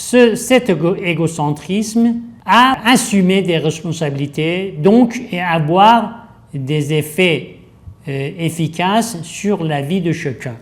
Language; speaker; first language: French; non-native, fluent; Persian